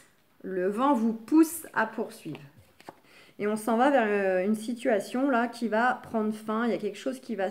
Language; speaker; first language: French; native; French